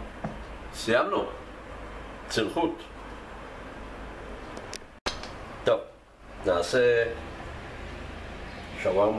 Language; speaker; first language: Hebrew; native; Hebrew